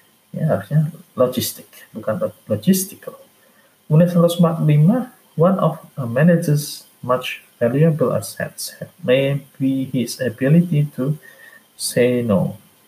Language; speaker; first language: English; non-native, fluent; Indonesian